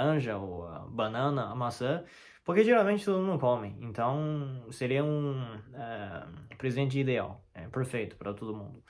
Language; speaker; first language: Portuguese; non-native, learner; Chinese